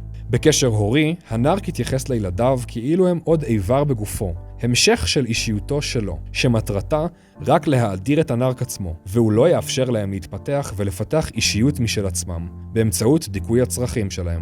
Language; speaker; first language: Hebrew; native; Hebrew